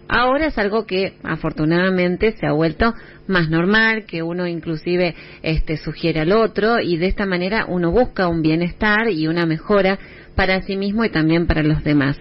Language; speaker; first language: Spanish; native; Spanish